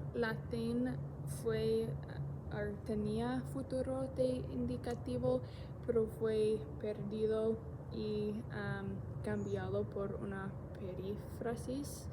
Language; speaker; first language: Spanish; non-native, learner; English